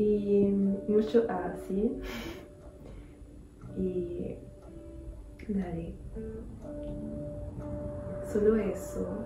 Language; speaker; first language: Spanish; non-native, learner; French